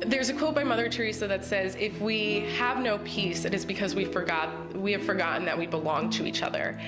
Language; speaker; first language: English; native; English